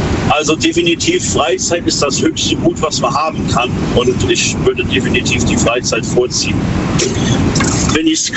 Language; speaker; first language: German; native; German